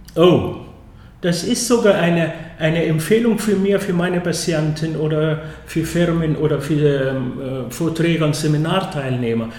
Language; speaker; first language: German; non-native, fluent; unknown